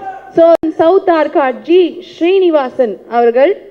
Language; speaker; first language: Tamil; native; Tamil